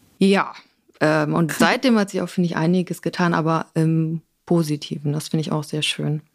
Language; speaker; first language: German; early bilingual, other home language; Polish